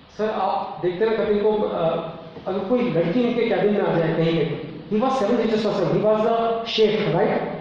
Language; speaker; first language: Hindi; native; Hindi